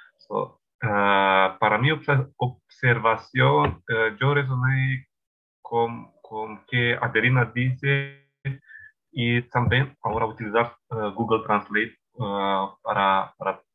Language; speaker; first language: Spanish; non-native, learner; English